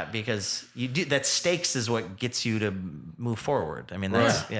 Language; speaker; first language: English; native; English